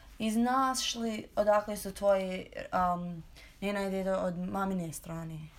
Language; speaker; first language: Croatian; early bilingual, heritage; Bosnian